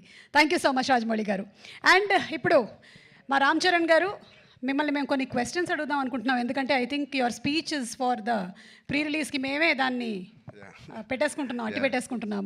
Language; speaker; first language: Telugu; native; Telugu